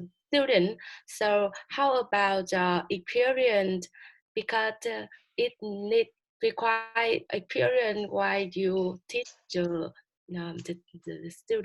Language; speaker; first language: English; non-native, learner; Vietnamese